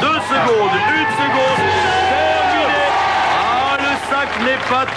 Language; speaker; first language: French; native; French